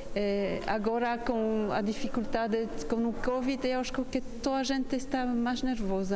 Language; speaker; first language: Portuguese; non-native, learner; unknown